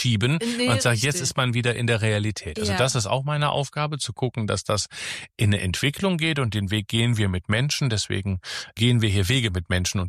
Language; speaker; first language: German; native; German